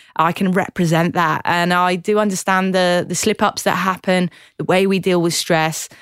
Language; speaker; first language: English; native; English